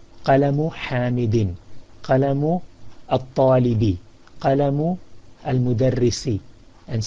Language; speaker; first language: Arabic; non-native, fluent; English